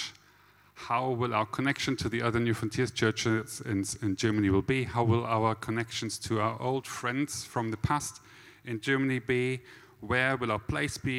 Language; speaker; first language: English; non-native, fluent; German